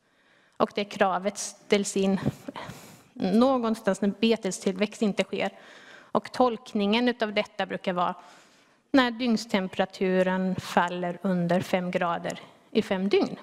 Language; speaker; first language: Swedish; native; Swedish